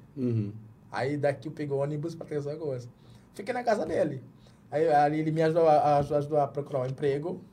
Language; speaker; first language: Portuguese; non-native, fluent; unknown